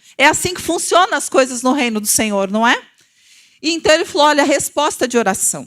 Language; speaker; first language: Portuguese; native; Portuguese